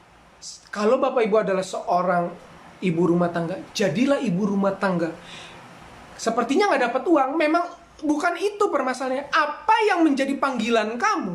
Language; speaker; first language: Indonesian; native; Indonesian